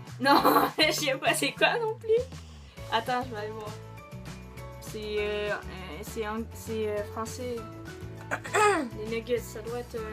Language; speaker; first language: French; native; French